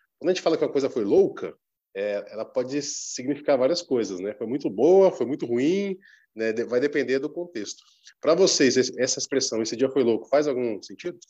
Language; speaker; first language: Portuguese; native; Portuguese